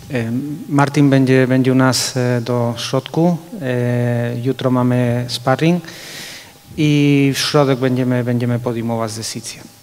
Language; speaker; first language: Polish; non-native, fluent; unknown